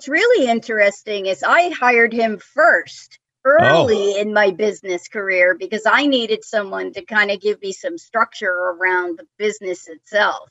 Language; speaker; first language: English; native; English